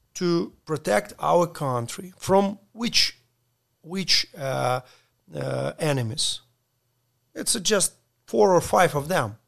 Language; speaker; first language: English; non-native, learner; Ukrainian